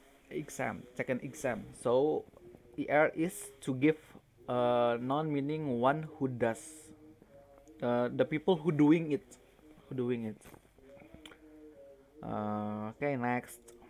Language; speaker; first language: English; non-native, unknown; Indonesian